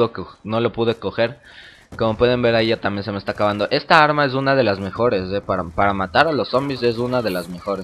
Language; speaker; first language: Spanish; native; Spanish